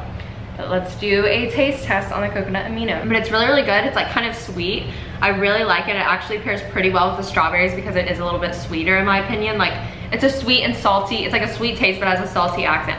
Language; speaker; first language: English; native; English